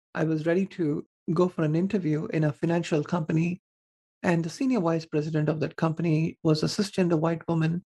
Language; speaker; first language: English; non-native, local second language; Tamil